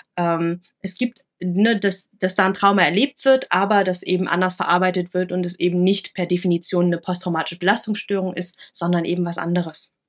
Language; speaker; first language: German; early bilingual, other home language; Vietnamese